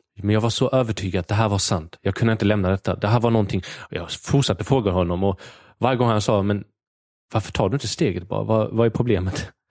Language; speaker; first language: Swedish; native; Swedish